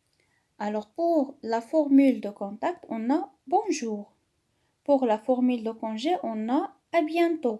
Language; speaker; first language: French; non-native, local second language; Arabic